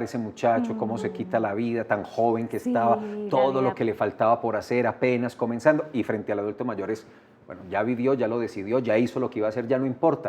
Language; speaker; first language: Spanish; native; Spanish